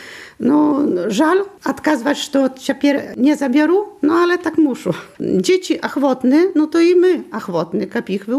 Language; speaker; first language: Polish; non-native, local second language; Belarusian